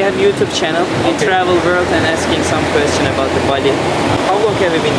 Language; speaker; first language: English; non-native, learner; Turkish